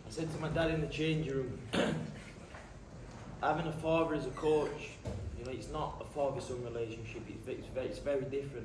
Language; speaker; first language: English; native; English